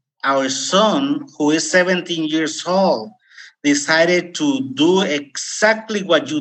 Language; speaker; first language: English; non-native, fluent; Spanish